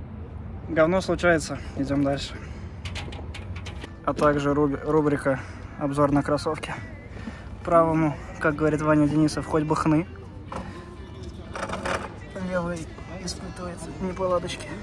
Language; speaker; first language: Russian; native; Russian